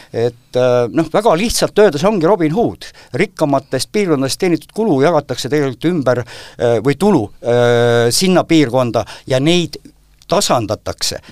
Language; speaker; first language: Estonian; native; Estonian